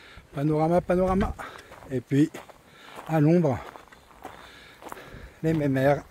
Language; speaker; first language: French; native; French